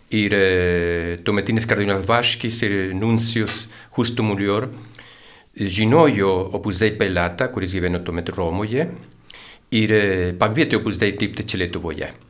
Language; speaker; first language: Lithuanian; non-native, fluent; Spanish